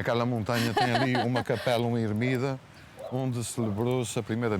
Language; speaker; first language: Portuguese; native; Portuguese